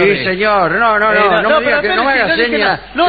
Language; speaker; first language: Spanish; native; Spanish